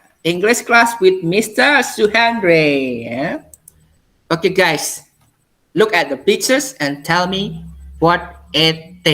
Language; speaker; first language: English; non-native, learner; Indonesian